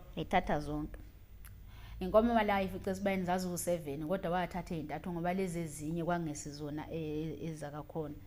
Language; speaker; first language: Zulu; native; Zulu